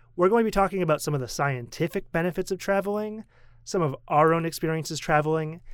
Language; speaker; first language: English; native; English